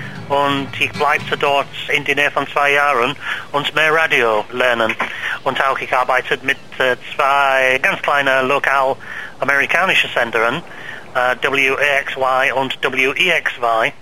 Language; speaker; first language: German; non-native, learner; English